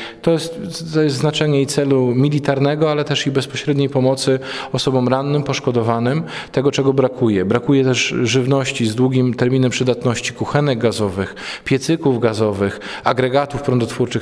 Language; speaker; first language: Polish; native; Polish